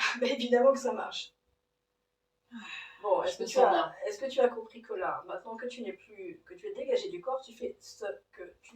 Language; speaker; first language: French; native; French